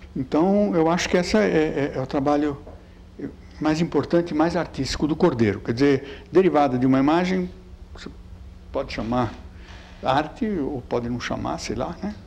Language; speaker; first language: Portuguese; early bilingual, other home language; Italian